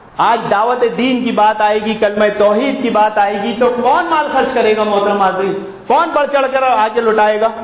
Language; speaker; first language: Urdu; native; Urdu